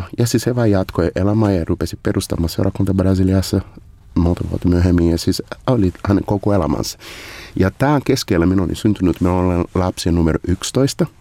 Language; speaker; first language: Finnish; non-native, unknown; Portuguese